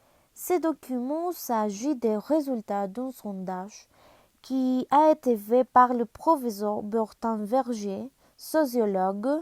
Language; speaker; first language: French; non-native, learner; Spanish